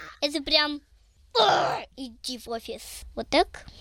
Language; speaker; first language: Russian; early bilingual, heritage; Russian